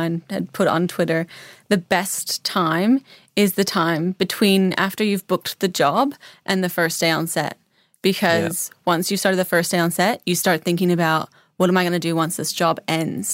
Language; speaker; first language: English; native; English